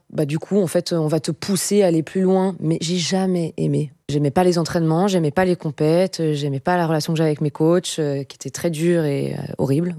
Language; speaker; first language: French; native; French